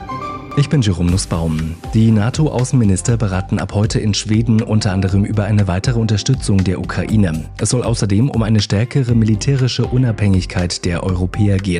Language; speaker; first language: German; native; German